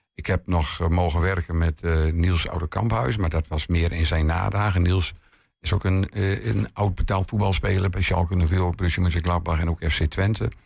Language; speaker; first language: Dutch; native; Dutch